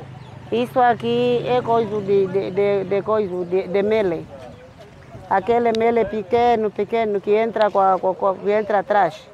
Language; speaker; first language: Portuguese; non-native, local second language; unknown